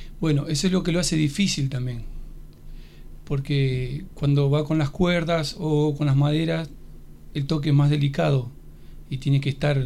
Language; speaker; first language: Spanish; native; Spanish